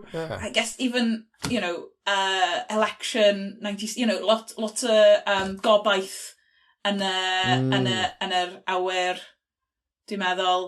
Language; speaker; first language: Welsh; non-native, local second language; English